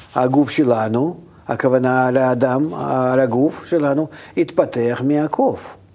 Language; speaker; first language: Hebrew; non-native, fluent; Russian